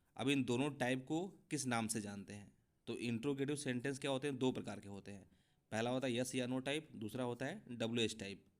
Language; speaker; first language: Hindi; native; Hindi